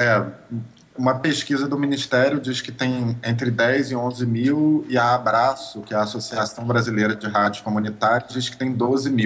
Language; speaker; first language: Portuguese; native; Portuguese